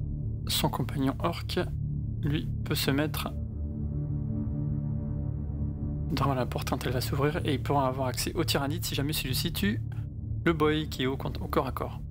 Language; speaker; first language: French; native; French